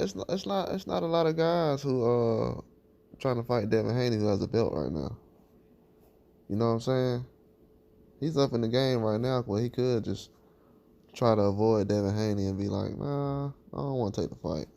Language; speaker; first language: English; native; English